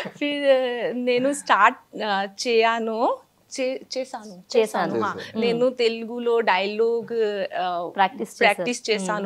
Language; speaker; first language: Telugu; non-native, learner; Hindi